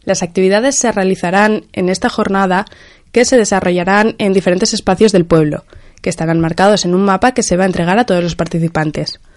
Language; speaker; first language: Spanish; non-native, local second language; Catalan